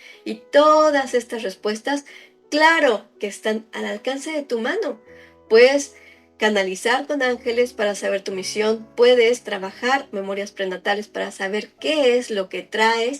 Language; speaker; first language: Spanish; native; Spanish